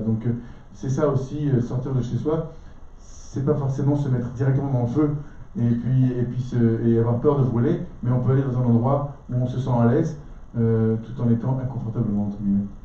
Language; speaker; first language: French; native; French